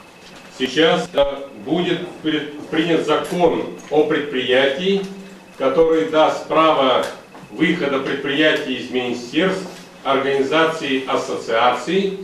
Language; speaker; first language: Russian; native; Russian